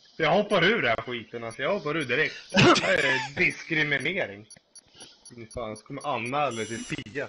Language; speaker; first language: Swedish; native; Swedish